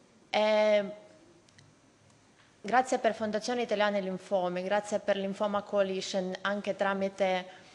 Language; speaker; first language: Italian; non-native, fluent; Ukrainian